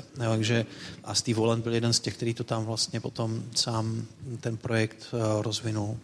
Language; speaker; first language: Czech; native; Czech